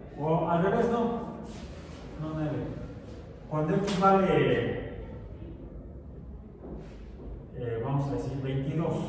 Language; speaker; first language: Spanish; native; Spanish